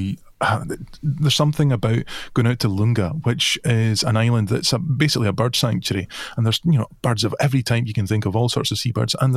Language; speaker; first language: English; native; English